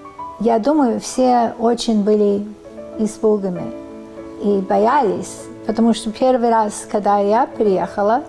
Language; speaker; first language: Russian; early bilingual, heritage; Russian